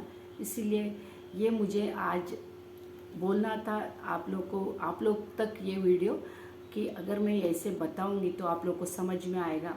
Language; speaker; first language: Hindi; non-native, local second language; Kannada